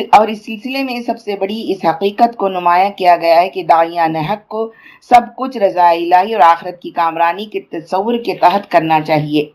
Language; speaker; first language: Urdu; native; Urdu